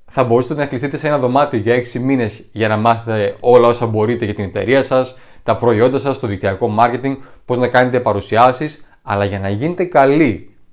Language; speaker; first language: Greek; native; Greek